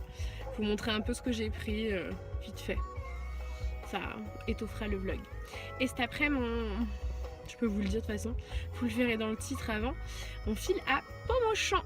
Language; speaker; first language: French; native; French